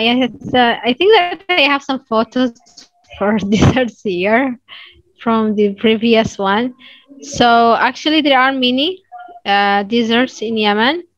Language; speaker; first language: English; non-native, fluent; Arabic